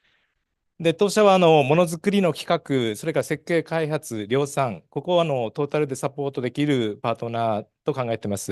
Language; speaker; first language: Japanese; native; Japanese